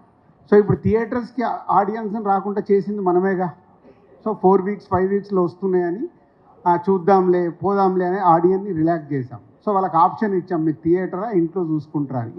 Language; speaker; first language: Telugu; native; Telugu